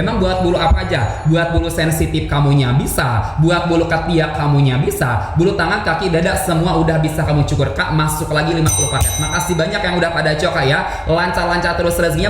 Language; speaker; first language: Indonesian; native; Indonesian